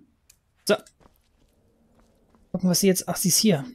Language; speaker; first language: German; native; German